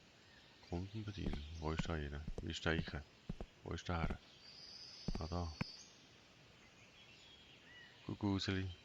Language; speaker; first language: German; native; German